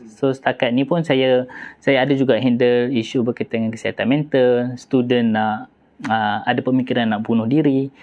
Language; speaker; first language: Malay; native; Malay